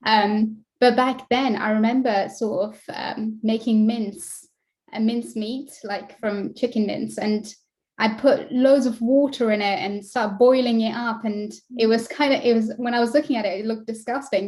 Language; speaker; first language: English; native; English